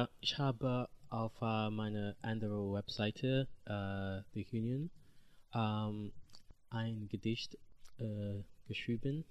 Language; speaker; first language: German; non-native, learner; English